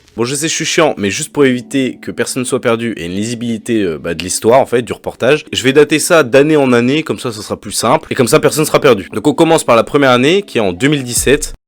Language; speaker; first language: French; native; French